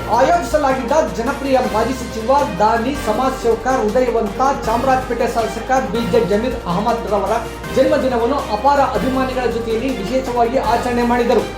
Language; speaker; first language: Kannada; native; Kannada